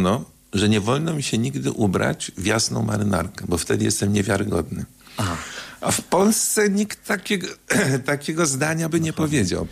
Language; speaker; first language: Polish; native; Polish